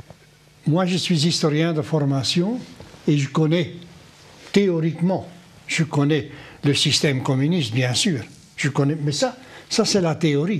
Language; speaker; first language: French; non-native, local second language; Dutch